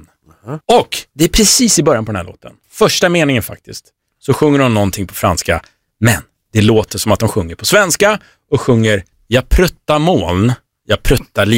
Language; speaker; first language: Swedish; native; Swedish